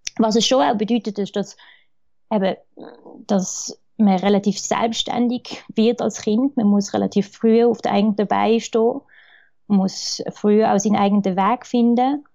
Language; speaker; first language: German; early bilingual, other home language; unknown